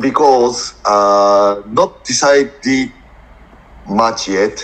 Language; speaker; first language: English; non-native, learner; Japanese